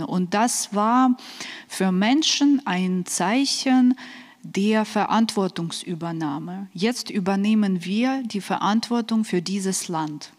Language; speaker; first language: German; non-native, fluent; Ukrainian